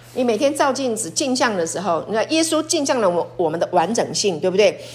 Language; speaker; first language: Chinese; native; Chinese